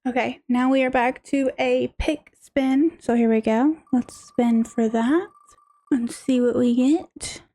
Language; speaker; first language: English; native; English